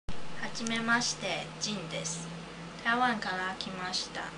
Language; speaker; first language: Japanese; non-native, learner; Chinese